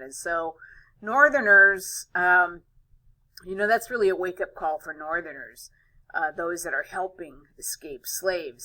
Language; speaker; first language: English; native; English